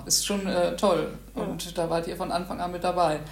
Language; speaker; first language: German; native; German